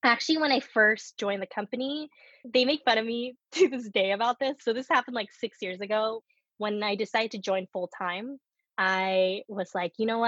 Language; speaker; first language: English; early bilingual, other home language; Korean